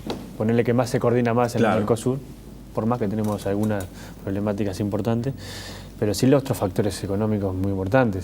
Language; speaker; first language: Spanish; native; Spanish